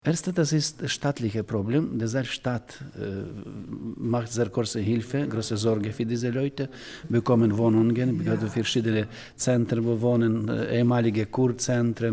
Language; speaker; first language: German; non-native, learner; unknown